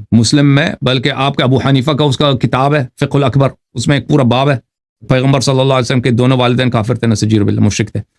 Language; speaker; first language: Urdu; non-native, fluent; Persian